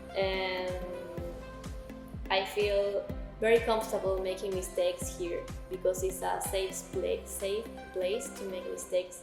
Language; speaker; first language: English; non-native, learner; Spanish